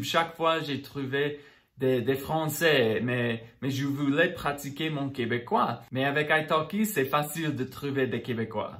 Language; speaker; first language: French; non-native, fluent; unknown